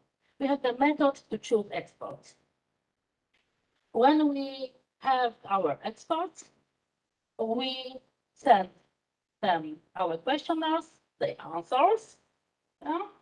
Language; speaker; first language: English; non-native, fluent; Polish